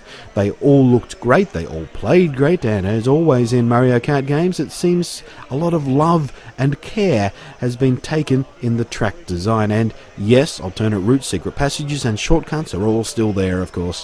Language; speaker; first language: English; native; English